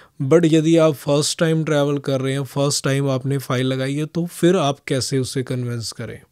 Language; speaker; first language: Hindi; non-native, local second language; Punjabi